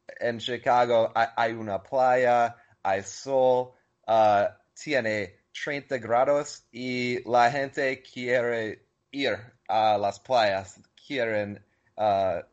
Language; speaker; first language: Spanish; non-native, learner; English